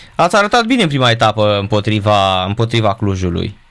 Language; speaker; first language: Romanian; native; Romanian